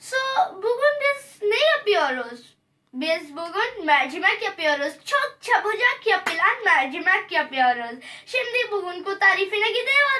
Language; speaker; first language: Turkish; non-native, learner; Urdu